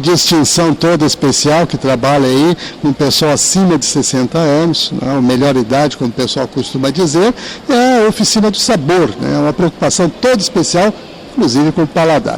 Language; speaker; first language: Portuguese; native; Portuguese